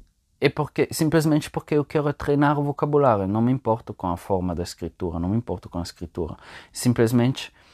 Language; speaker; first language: Portuguese; non-native, fluent; Italian